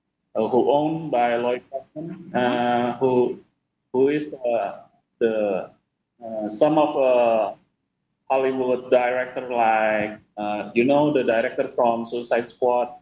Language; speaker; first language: English; non-native, fluent; Indonesian